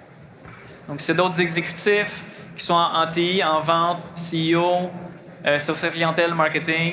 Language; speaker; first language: French; native; French